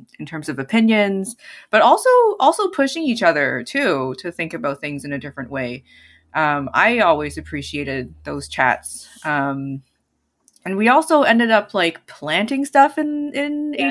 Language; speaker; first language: English; non-native, local second language; Cantonese